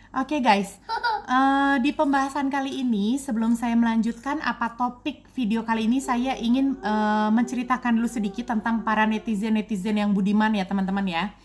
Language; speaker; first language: Indonesian; native; Indonesian